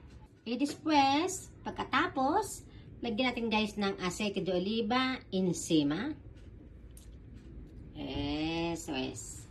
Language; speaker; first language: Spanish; non-native, fluent; Filipino